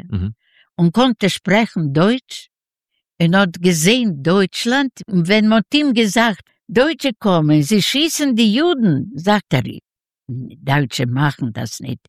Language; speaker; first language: German; non-native, learner; Yiddish